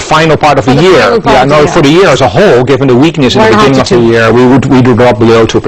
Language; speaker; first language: English; non-native, fluent; Dutch